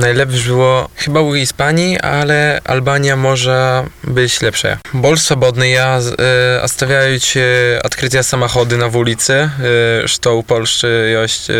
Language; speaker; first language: Polish; non-native, local second language; Belarusian